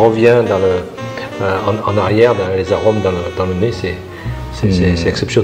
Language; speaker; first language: French; native; French